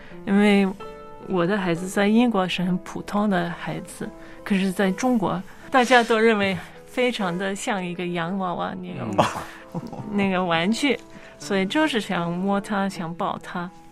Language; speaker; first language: Chinese; non-native, fluent; English